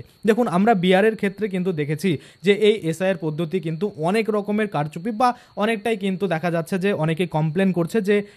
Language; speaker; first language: Bangla; native; Bangla